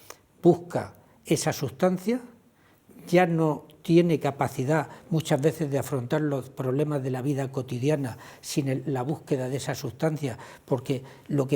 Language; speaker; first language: Spanish; native; Spanish